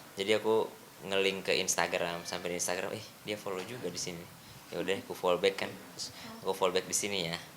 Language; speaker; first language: Indonesian; native; Indonesian